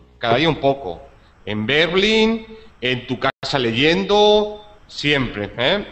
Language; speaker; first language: Spanish; native; Spanish